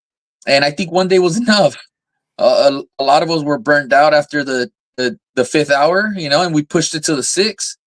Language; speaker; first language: English; native; English